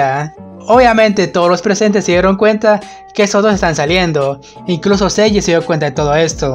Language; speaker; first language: Spanish; native; Spanish